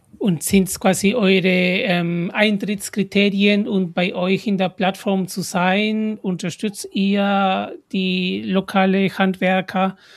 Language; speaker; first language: German; non-native, fluent; Spanish